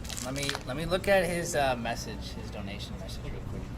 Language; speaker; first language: English; native; English